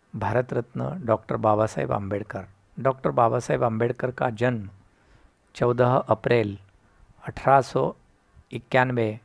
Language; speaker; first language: Hindi; non-native, local second language; Marathi